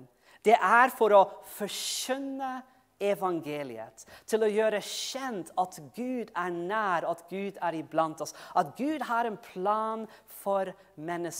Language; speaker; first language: Norwegian; non-native, fluent; English